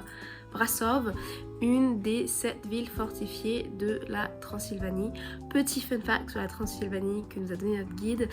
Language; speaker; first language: French; native; French